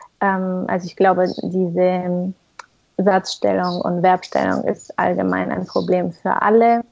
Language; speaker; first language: German; non-native, fluent; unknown